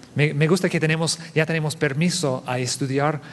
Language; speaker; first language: Spanish; non-native, fluent; English